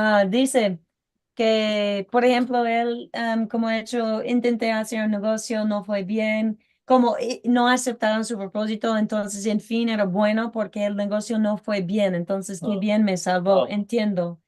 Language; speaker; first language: Spanish; non-native, learner; English